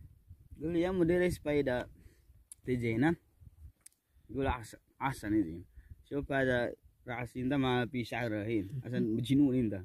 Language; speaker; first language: Arabic; non-native, learner; Indonesian